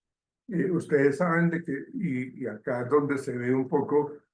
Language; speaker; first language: Spanish; native; Spanish